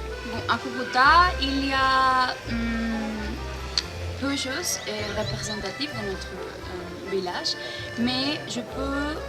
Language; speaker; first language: French; non-native, learner; Spanish